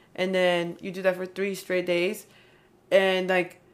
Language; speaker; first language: English; native; English